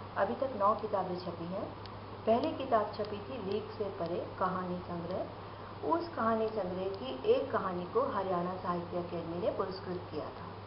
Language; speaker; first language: Hindi; native; Hindi